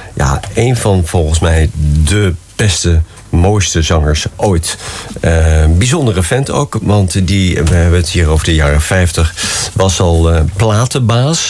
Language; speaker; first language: Dutch; native; Dutch